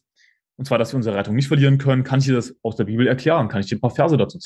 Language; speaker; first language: German; native; German